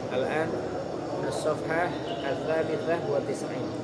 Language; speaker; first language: Arabic; non-native, fluent; Indonesian